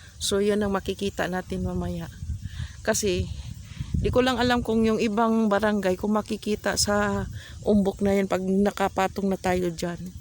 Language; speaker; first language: Filipino; native; Filipino